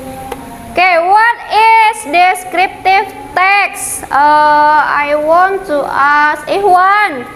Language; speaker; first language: English; non-native, learner; Indonesian